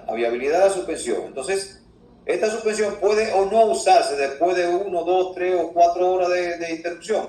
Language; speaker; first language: Spanish; native; Spanish